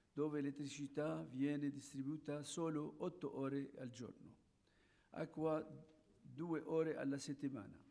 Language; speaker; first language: Italian; non-native, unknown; Arabic